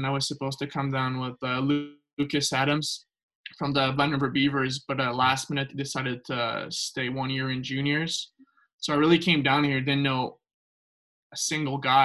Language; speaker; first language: English; non-native, fluent; French